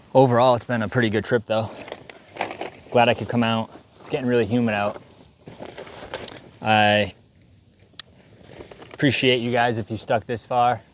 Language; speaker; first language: English; native; English